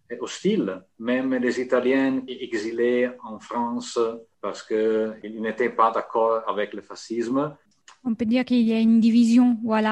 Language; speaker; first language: French; non-native, fluent; Italian